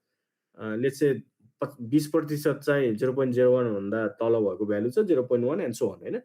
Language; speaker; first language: Nepali; native; Nepali